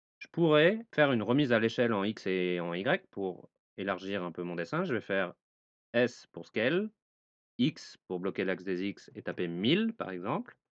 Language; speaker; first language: French; native; French